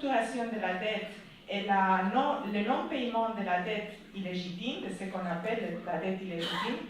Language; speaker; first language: French; non-native, fluent; Spanish